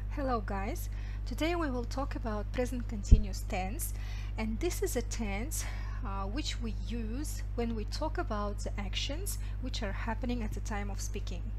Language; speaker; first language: English; non-native, fluent; Russian